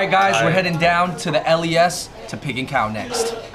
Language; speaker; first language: English; native; English